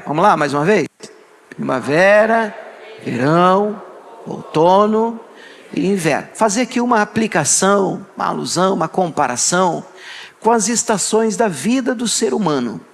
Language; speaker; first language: Portuguese; native; Portuguese